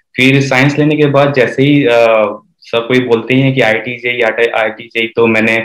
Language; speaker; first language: Hindi; native; Hindi